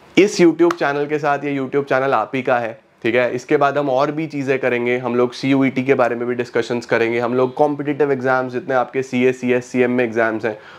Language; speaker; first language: Hindi; native; Hindi